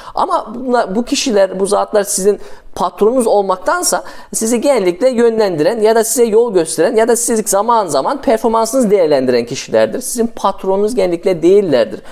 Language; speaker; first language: Turkish; early bilingual, heritage; Turkish